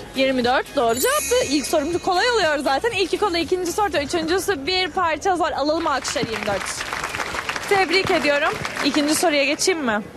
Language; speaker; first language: Turkish; native; Turkish